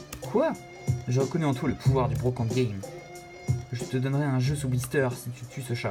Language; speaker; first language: French; native; French